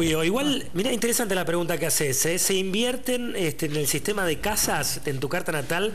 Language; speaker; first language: Spanish; native; Spanish